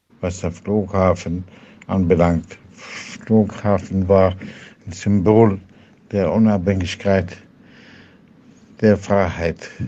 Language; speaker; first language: German; non-native, fluent; Arabic